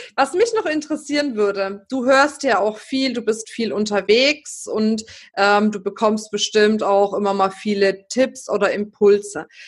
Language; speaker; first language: German; native; German